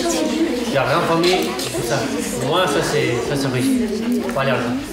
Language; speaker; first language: French; non-native, learner; Spanish